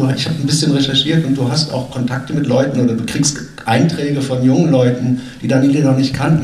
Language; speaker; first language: German; native; German